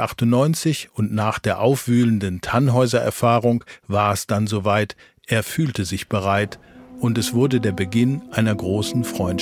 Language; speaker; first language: German; native; German